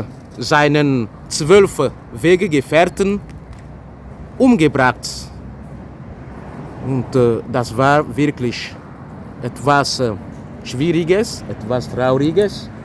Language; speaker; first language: German; non-native, fluent; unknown